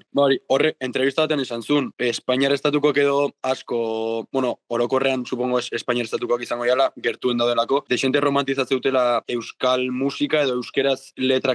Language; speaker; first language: Basque; native; Basque